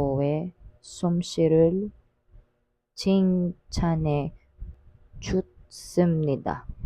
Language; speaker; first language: Korean; non-native, learner; Filipino